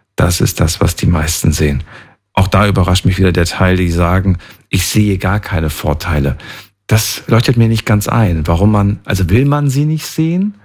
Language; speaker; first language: German; native; German